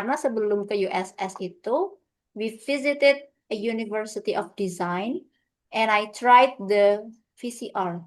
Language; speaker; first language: English; non-native, fluent; Indonesian